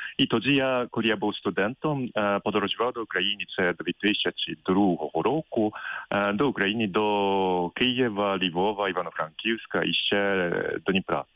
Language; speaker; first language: Ukrainian; non-native, fluent; Japanese